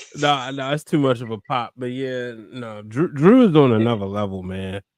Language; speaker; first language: English; native; English